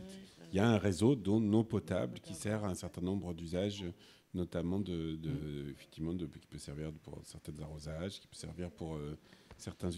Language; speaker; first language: French; native; French